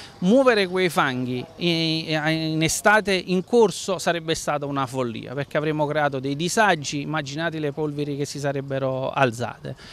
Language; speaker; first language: Italian; native; Italian